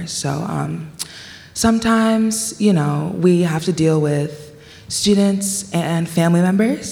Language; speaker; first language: English; native; English